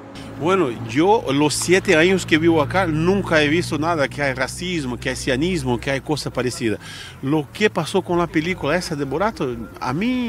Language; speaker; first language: Spanish; non-native, fluent; Portuguese